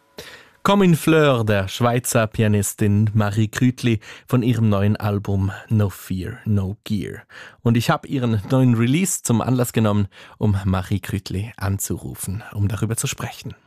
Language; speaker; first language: German; native; German